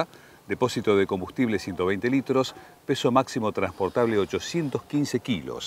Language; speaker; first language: Spanish; native; Spanish